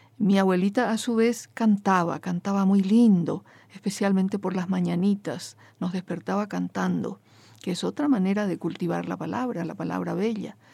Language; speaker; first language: Spanish; non-native, local second language; Guarani